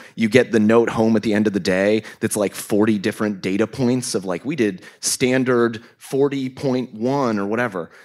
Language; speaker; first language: English; native; English